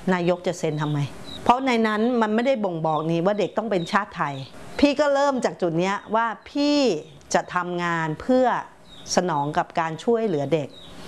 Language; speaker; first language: Thai; native; Thai